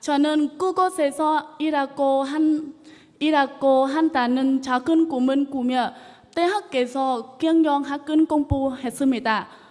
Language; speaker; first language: Korean; non-native, learner; Vietnamese